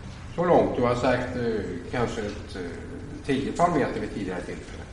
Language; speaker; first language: Swedish; native; Swedish